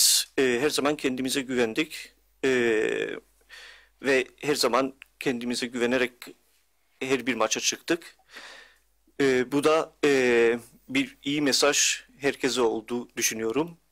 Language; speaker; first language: Turkish; early bilingual, heritage; Turkish